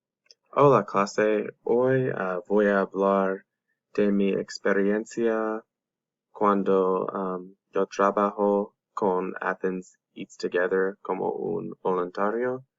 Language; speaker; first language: Spanish; non-native, learner; English